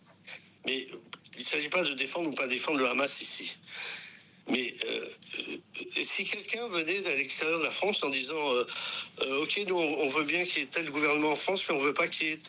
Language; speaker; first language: French; native; French